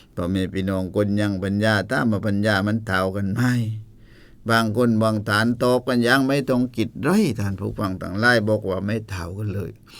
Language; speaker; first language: Thai; native; Thai